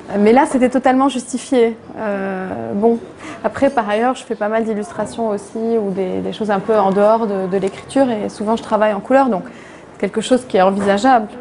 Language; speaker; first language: French; non-native, local second language; Arabic